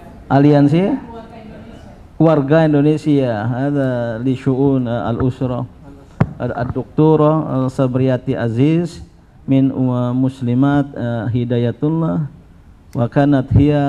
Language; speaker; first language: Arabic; non-native, fluent; Indonesian